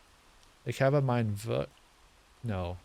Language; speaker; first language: German; non-native, learner; English